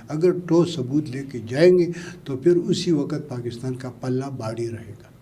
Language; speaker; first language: Urdu; non-native, local second language; Pashto